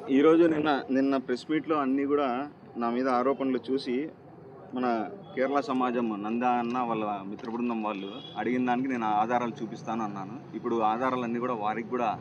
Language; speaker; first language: Telugu; native; Telugu